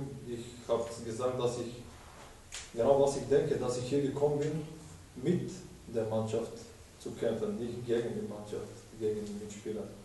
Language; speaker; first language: German; non-native, fluent; Bulgarian